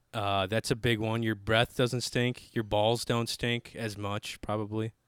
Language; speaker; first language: English; native; English